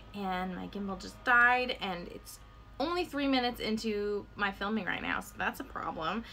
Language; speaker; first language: English; native; English